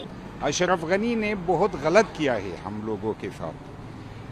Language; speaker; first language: Hindi; non-native, fluent; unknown